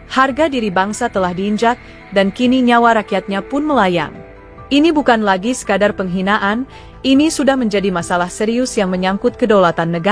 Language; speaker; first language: Indonesian; native; Indonesian